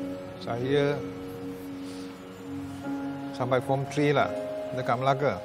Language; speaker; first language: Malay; non-native, local second language; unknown